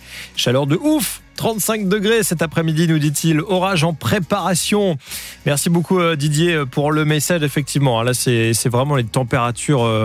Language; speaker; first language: French; native; French